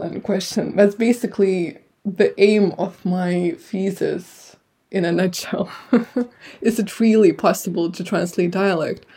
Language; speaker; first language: English; non-native, fluent; Lithuanian